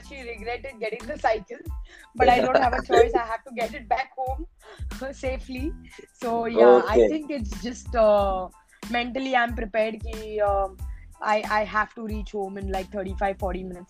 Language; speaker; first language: English; non-native, local second language; Hindi